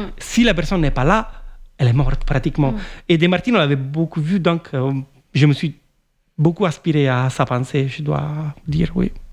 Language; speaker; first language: French; non-native, fluent; Italian